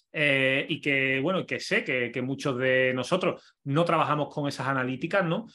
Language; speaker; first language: Spanish; native; Spanish